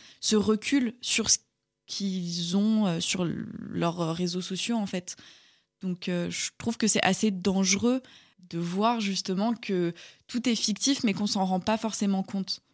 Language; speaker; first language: French; native; French